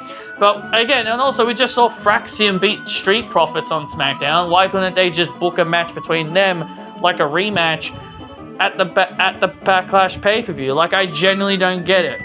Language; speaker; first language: English; native; English